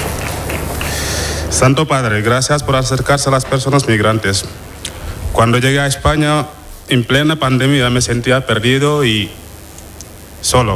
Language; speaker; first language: Spanish; non-native, fluent; Wolof